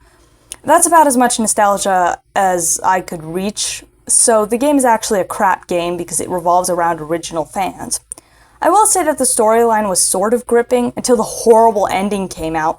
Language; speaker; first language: English; native; English